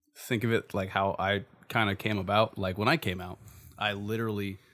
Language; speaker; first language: English; native; English